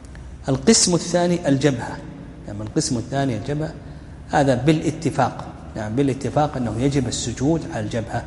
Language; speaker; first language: Arabic; native; Arabic